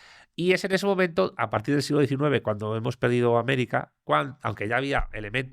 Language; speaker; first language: Spanish; native; Spanish